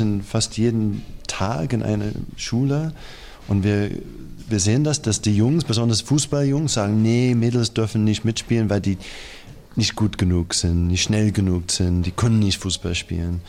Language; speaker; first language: German; non-native, fluent; English